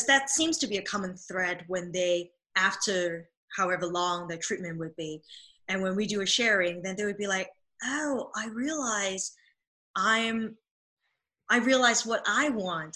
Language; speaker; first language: English; non-native, local second language; Cantonese